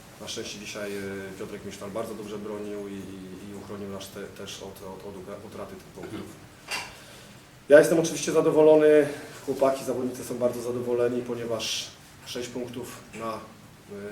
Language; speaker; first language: Polish; native; Polish